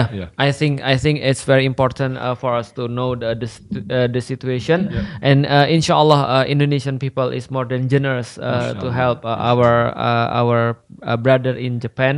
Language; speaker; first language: English; non-native, fluent; Indonesian